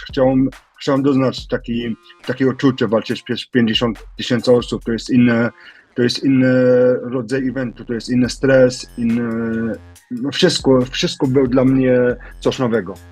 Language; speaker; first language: Polish; non-native, learner; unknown